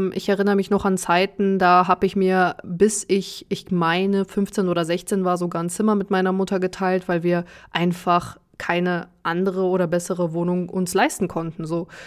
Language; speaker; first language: German; early bilingual, other home language; Russian